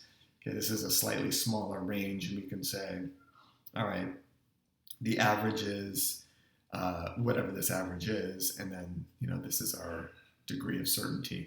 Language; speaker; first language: English; native; English